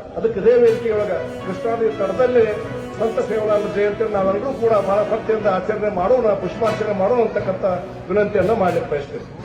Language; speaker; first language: Kannada; non-native, local second language; Lambadi